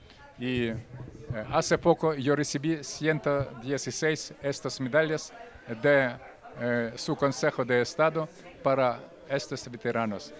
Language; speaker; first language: Spanish; non-native, fluent; Russian